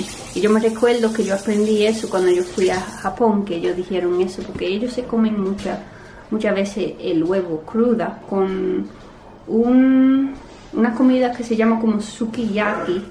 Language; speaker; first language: Spanish; early bilingual, heritage; Spanish